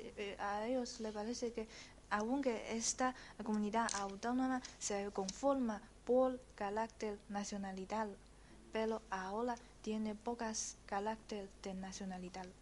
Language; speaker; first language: Spanish; non-native, fluent; Chinese